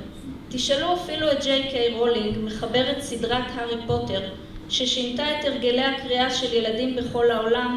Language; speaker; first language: Hebrew; native; Hebrew